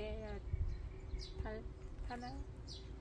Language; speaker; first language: Korean; non-native, learner; Lao